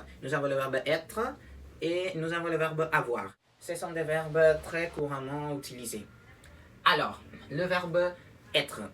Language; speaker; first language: French; non-native, fluent; Spanish